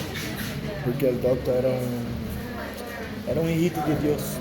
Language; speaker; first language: Spanish; non-native, learner; Portuguese